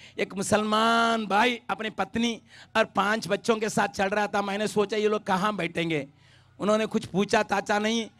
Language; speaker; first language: Hindi; non-native, local second language; Tamil